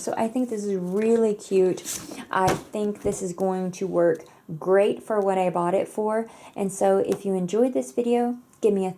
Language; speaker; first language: English; native; English